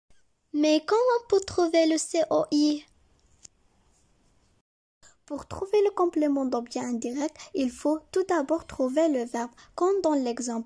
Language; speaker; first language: French; non-native, local second language; Arabic